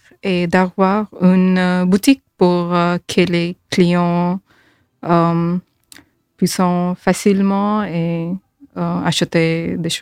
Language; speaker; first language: French; non-native, fluent; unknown